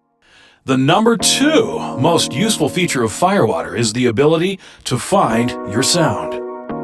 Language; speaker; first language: English; native; English